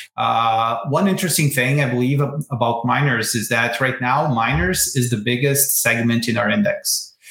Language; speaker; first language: English; non-native, fluent; Portuguese